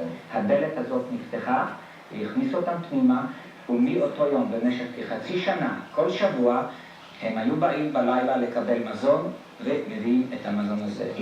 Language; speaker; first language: Hebrew; non-native, fluent; Polish